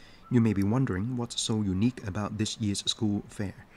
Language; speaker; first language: English; non-native, local second language; Cantonese